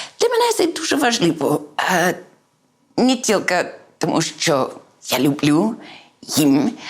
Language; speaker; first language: Ukrainian; early bilingual, heritage; English